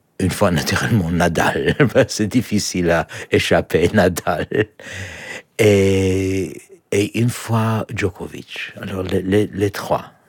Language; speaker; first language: French; non-native, fluent; English